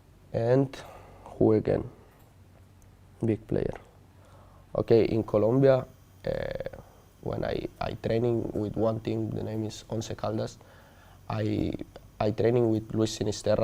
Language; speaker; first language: English; non-native, learner; Spanish